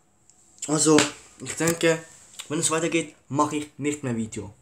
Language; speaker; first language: German; early bilingual, other home language; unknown